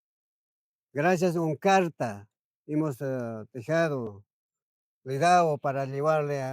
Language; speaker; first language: Spanish; non-native, local second language; Quechua